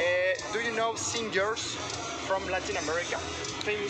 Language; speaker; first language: English; non-native, learner; French